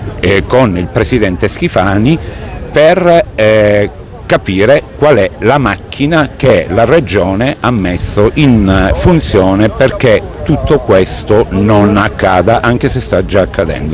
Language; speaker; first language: Italian; native; Italian